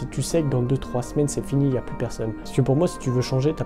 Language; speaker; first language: French; native; French